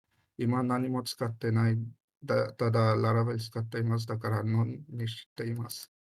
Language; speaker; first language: Japanese; non-native, learner; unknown